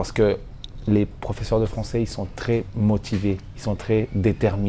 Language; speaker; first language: French; non-native, fluent; Spanish